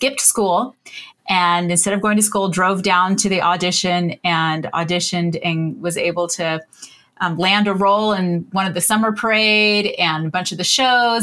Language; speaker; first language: English; native; English